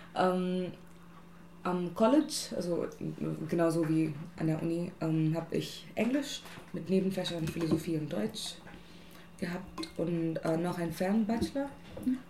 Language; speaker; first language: German; non-native, fluent; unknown